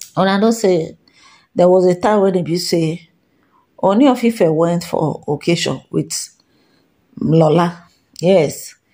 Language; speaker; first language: Nigerian Pidgin; non-native, local second language; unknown